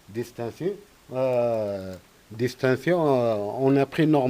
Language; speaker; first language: French; non-native, local second language; Arabic